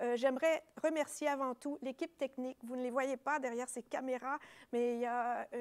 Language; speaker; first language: French; native; French